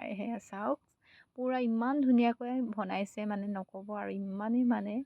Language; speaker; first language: Assamese; native; Assamese